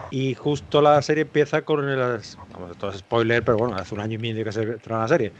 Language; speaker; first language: Spanish; native; Spanish